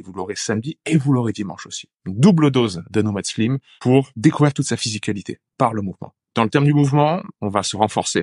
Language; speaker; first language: French; native; French